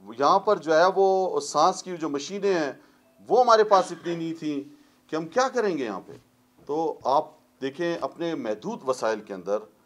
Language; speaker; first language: Urdu; non-native, local second language; Pashto